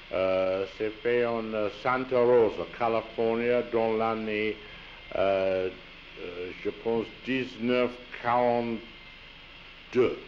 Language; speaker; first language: French; non-native, learner; English